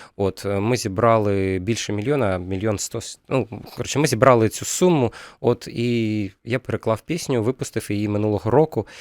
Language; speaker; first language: Ukrainian; non-native, local second language; Russian